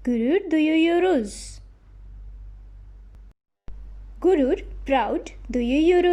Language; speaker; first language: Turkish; non-native, learner; Bangla